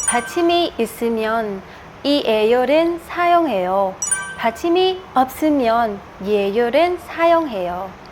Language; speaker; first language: Korean; non-native, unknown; Vietnamese